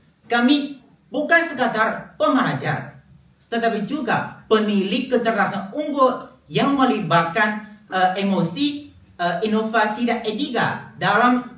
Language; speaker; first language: Indonesian; non-native, fluent; Chinese